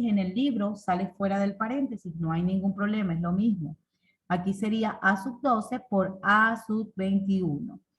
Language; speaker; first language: Spanish; native; Spanish